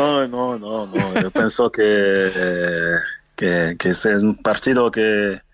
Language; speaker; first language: Spanish; non-native, fluent; French